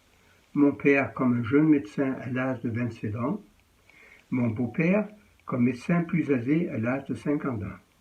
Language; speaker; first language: French; early bilingual, heritage; French